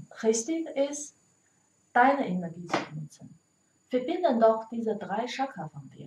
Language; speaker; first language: German; non-native, learner; Chinese